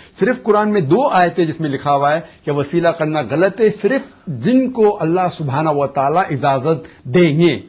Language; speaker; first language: Urdu; non-native, local second language; Konkani